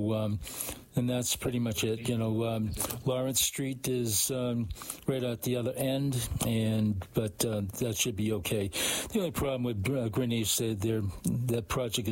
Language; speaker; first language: English; native; English